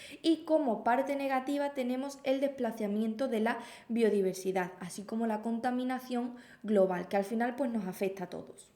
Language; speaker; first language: Spanish; native; Spanish